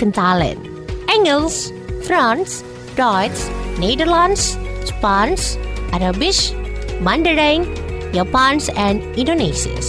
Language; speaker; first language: Dutch; non-native, learner; Indonesian